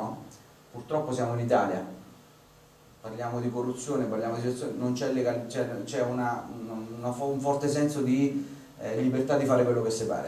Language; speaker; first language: Italian; native; Italian